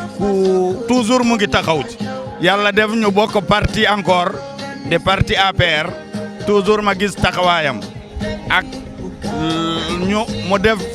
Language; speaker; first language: Wolof; non-native, local second language; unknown